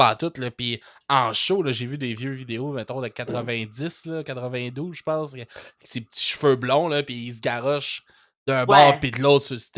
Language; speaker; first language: French; native; French